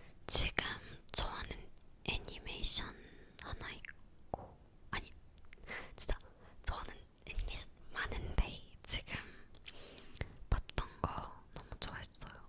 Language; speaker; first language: Korean; non-native, learner; English